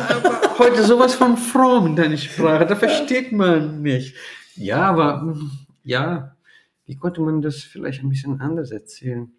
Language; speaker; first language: German; non-native, fluent; Portuguese